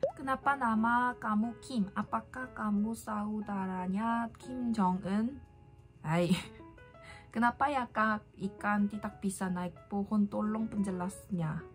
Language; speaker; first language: Indonesian; non-native, learner; Korean